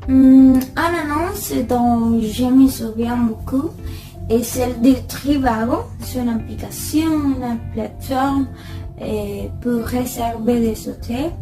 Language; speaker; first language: French; non-native, learner; Spanish